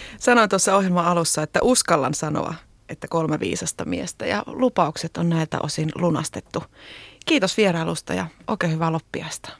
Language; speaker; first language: Finnish; native; Finnish